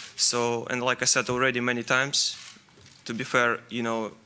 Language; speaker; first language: English; non-native, fluent; Ukrainian